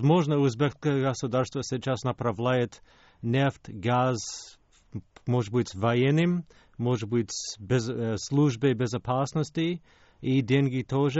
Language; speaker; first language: Russian; non-native, fluent; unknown